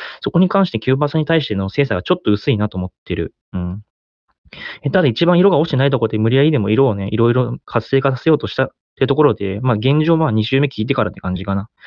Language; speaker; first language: Japanese; native; Japanese